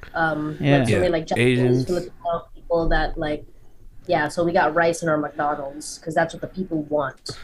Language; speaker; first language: English; native; English